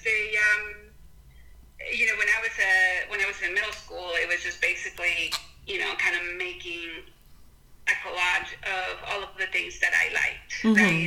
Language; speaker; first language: English; non-native, fluent; Spanish